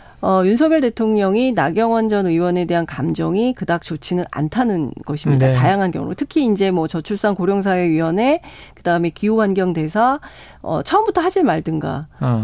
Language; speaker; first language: Korean; native; Korean